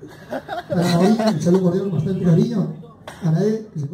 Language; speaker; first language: Spanish; native; Spanish